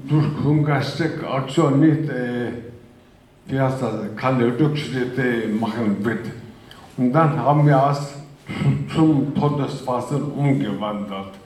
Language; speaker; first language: German; non-native, fluent; Turkish